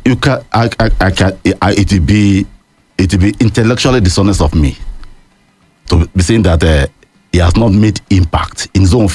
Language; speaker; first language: English; non-native, local second language; Yoruba